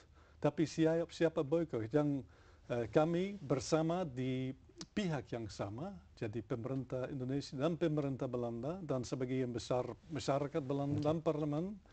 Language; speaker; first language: Indonesian; non-native, fluent; Dutch